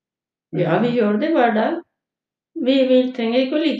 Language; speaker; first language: Norwegian; non-native, fluent; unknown